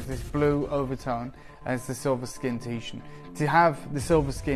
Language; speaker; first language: English; native; English